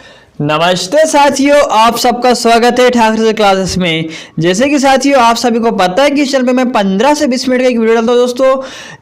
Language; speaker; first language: Hindi; native; Hindi